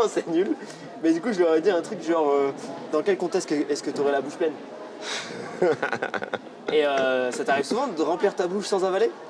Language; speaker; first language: French; native; French